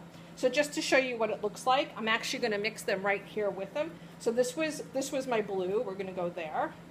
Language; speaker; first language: English; native; English